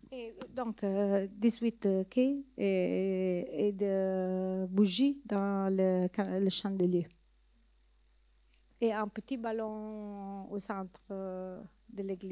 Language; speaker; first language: French; non-native, learner; Italian